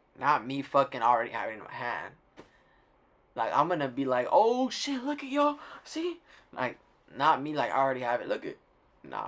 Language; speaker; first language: English; native; English